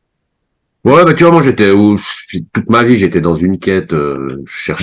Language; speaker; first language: French; native; French